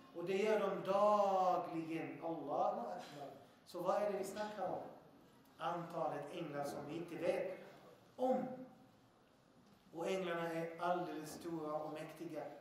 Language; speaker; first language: Swedish; early bilingual, other home language; Arabic